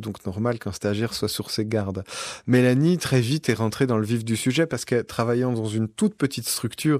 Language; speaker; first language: French; native; French